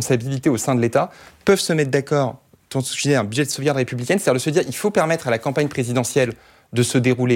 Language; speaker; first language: French; native; French